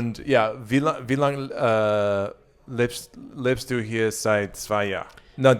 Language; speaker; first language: German; non-native, learner; English